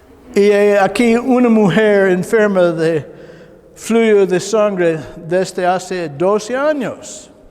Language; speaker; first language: Spanish; non-native, learner; English